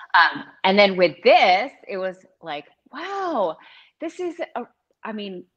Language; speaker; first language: English; native; English